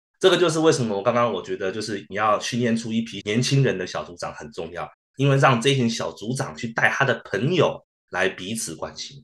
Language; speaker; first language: Chinese; early bilingual, heritage; Chinese